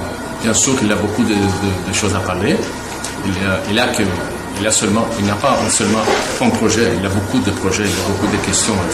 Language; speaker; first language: French; non-native, fluent; Portuguese